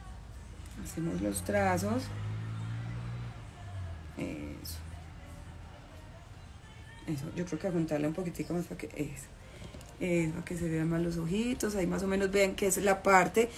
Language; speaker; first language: Spanish; native; Spanish